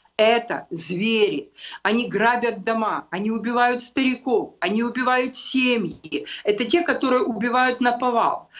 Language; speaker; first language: Russian; non-native, local second language; Ukrainian